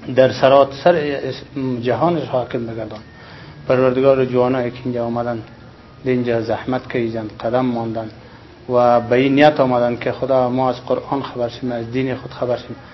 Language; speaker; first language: Persian; native; Persian